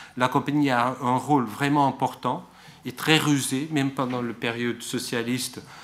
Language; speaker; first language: French; non-native, fluent; Portuguese